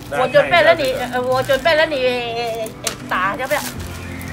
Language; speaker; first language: Chinese; non-native, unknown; Thai